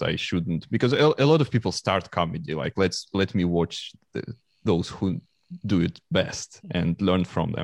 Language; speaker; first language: English; non-native, fluent; Russian